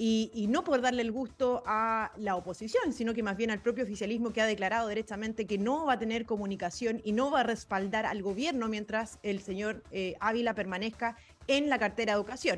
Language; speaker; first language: Spanish; native; Spanish